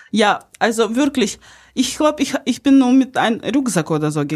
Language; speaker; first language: German; non-native, fluent; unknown